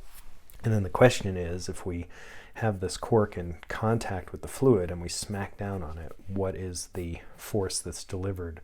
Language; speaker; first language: English; native; English